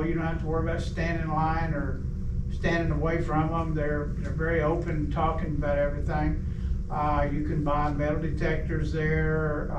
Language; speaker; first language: English; native; English